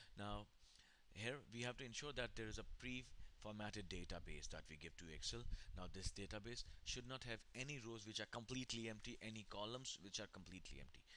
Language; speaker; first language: English; non-native, local second language; Hindi